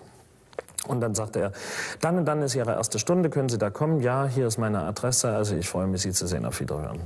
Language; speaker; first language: German; native; German